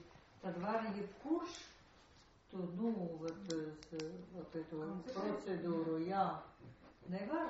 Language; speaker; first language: Latvian; non-native, local second language; Russian